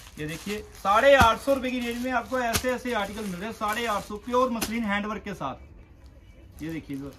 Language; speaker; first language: Hindi; non-native, local second language; Punjabi